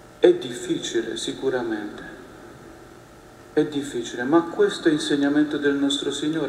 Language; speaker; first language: Italian; non-native, fluent; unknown